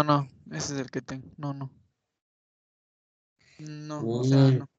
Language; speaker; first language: Spanish; native; Spanish